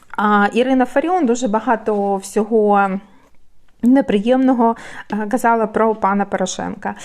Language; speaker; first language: Ukrainian; non-native, local second language; Russian